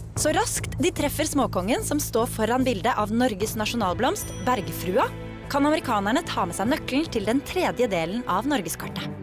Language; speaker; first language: Norwegian; native; Norwegian